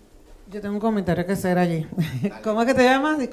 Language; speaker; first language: Spanish; native; Spanish